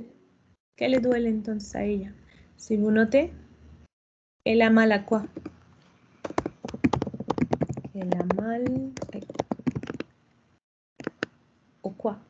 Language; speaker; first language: French; non-native, fluent; Spanish